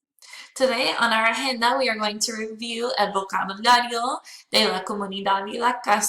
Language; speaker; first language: Spanish; non-native, fluent; English